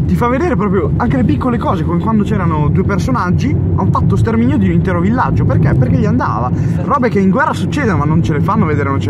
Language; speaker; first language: Italian; native; Italian